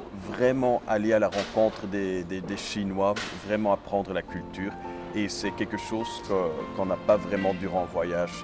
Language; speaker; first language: French; non-native, fluent; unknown